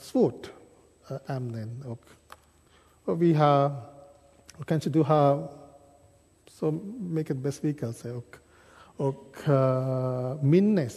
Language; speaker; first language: Swedish; non-native, fluent; English